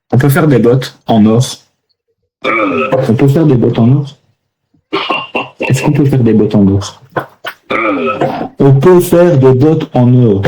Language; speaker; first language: French; native; French